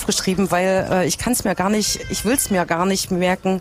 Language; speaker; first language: German; native; German